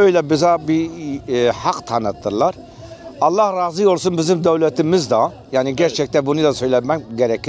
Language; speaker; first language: Turkish; non-native, local second language; Kurdish